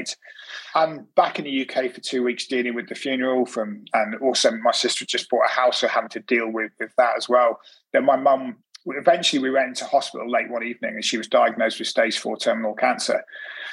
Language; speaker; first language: English; native; English